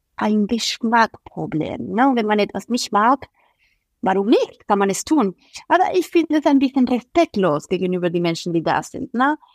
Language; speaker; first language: German; non-native, fluent; Spanish